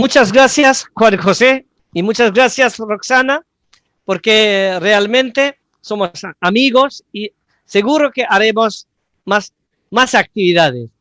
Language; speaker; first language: Spanish; non-native, fluent; Bangla